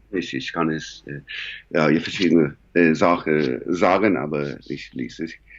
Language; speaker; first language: German; non-native, learner; English